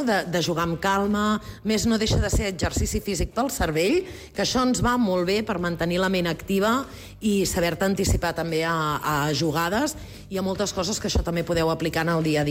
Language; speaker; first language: Catalan; native; Catalan